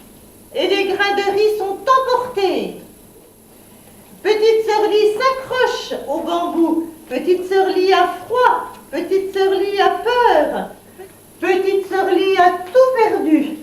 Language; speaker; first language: French; native; French